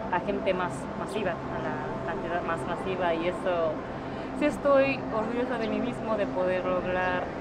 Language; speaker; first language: Spanish; non-native, fluent; Japanese